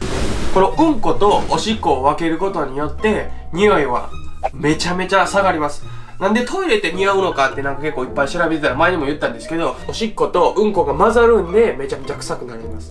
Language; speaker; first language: Japanese; native; Japanese